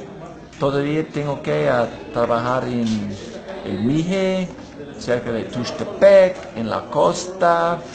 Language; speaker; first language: Spanish; non-native, fluent; English